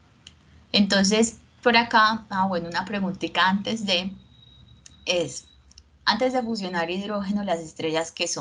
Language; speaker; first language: Spanish; native; Spanish